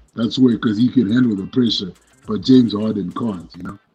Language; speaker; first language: English; non-native, local second language; Shona